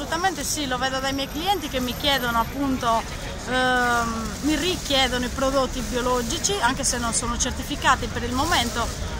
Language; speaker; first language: Italian; native; Italian